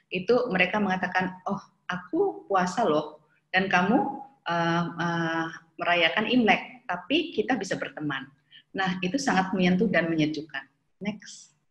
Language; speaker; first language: Indonesian; non-native, local second language; Javanese